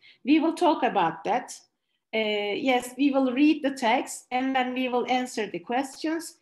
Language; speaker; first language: English; non-native, fluent; Turkish